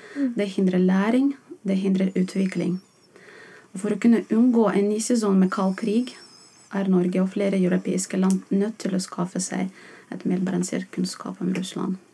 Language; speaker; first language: Norwegian; non-native, fluent; Russian